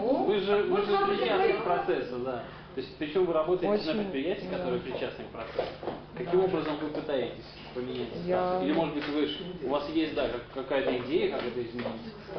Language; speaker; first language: Russian; native; Russian